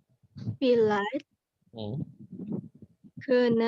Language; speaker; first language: German; non-native, learner; Indonesian